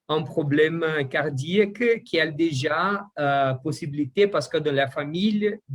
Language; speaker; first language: French; non-native, learner; Portuguese